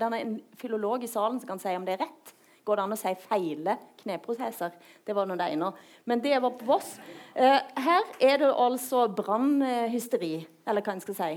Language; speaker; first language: Norwegian; native; Norwegian